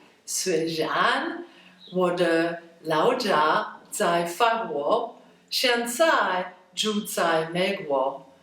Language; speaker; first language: Chinese; non-native, learner; French